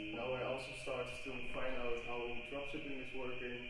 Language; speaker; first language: English; non-native, fluent; Dutch